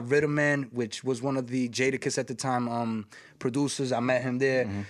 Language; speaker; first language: English; early bilingual, other home language; Spanish